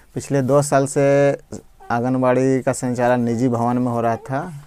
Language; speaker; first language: Hindi; native; Hindi